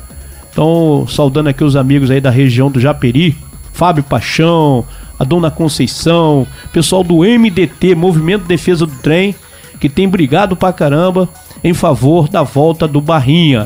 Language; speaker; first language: Portuguese; native; Portuguese